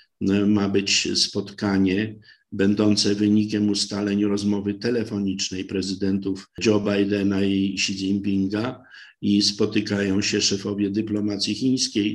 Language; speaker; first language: Polish; native; Polish